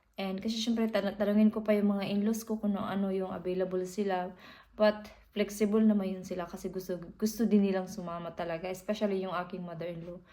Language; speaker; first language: Filipino; non-native, local second language; Cebuano